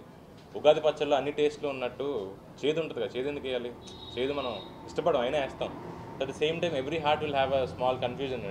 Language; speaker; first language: Telugu; native; Telugu